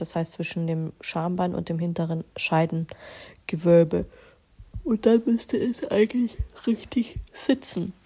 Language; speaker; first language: German; native; German